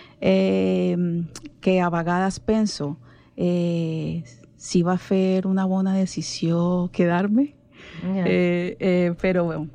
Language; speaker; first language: Catalan; non-native, learner; Spanish